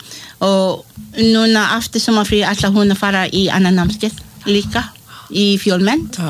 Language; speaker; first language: Icelandic; non-native, learner; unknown